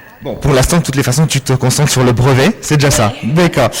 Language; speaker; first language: French; native; French